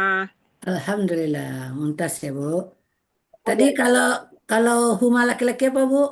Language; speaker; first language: Indonesian; native; Indonesian